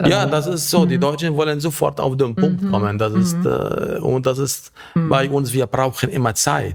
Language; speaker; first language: German; non-native, fluent; Arabic